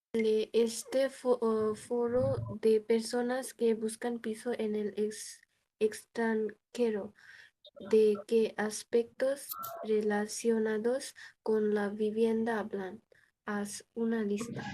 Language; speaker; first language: Spanish; non-native, learner; Bangla